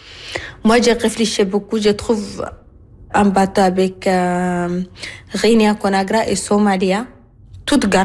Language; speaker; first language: French; non-native, learner; Arabic